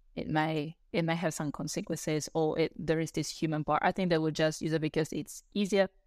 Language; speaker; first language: English; non-native, fluent; Italian